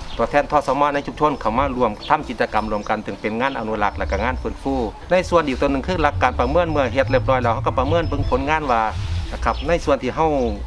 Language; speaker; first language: Thai; native; Thai